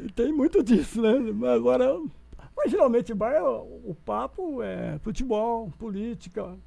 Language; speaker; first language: Portuguese; native; Portuguese